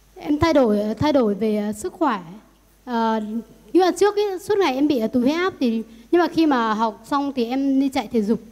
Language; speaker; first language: Vietnamese; non-native, local second language; Iu Mien